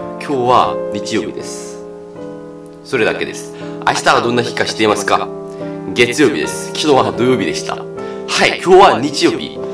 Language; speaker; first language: Japanese; non-native, fluent; Korean